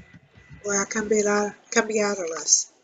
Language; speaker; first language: Spanish; non-native, learner; English